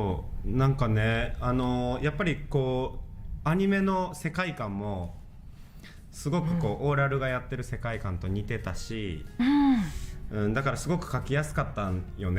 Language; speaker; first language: Japanese; native; Japanese